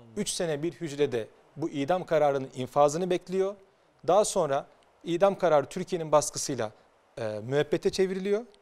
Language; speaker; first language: Turkish; native; Turkish